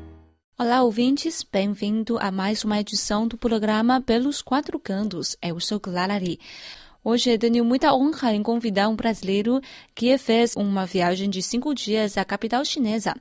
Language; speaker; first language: Portuguese; non-native, fluent; Chinese